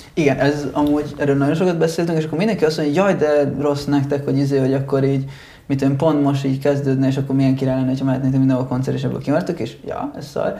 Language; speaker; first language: Hungarian; early bilingual, other home language; Italian